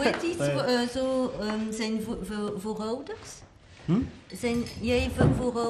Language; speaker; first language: Dutch; non-native, local second language; French